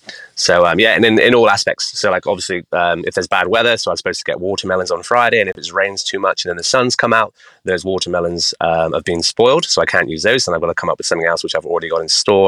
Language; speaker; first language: English; native; English